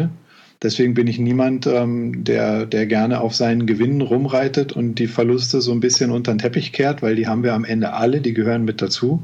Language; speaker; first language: German; native; German